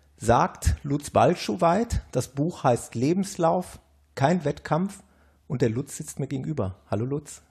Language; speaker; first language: German; native; German